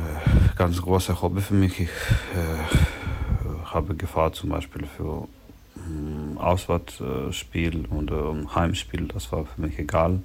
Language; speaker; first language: German; non-native, learner; Ukrainian